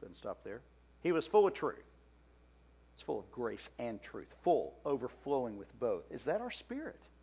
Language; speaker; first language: English; native; English